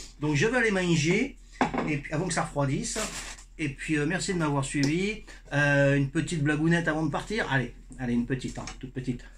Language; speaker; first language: French; native; French